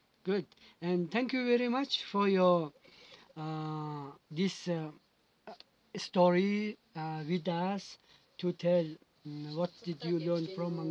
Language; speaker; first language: English; non-native, learner; Mongolian